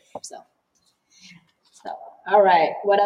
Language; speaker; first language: English; early bilingual, other home language; Cantonese